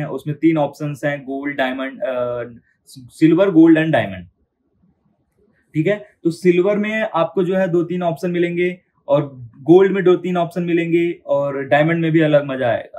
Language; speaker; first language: Hindi; native; Hindi